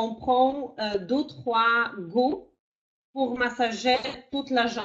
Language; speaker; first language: French; non-native, fluent; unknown